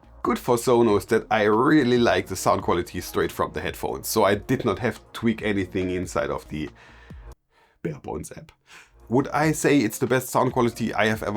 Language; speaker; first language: English; non-native, fluent; German